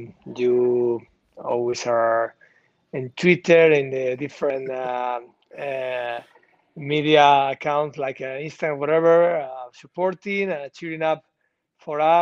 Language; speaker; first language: English; non-native, learner; Spanish